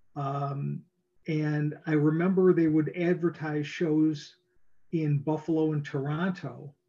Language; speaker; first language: English; native; English